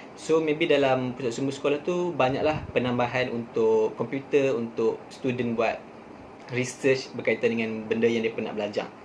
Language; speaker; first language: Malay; native; Malay